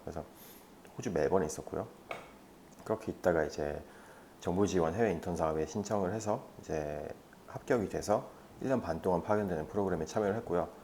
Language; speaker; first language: Korean; native; Korean